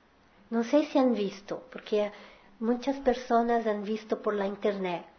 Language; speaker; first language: Spanish; non-native, fluent; Portuguese